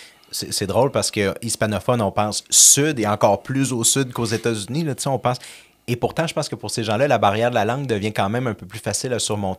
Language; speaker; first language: French; native; French